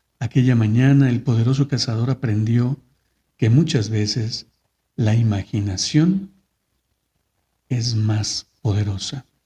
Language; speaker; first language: Spanish; native; Spanish